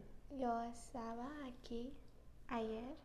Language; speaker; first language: Spanish; non-native, learner; English